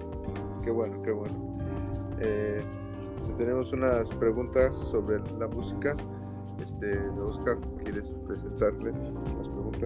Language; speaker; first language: Spanish; early bilingual, heritage; Spanish